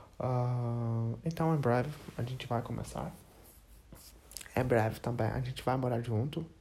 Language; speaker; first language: Portuguese; non-native, learner; English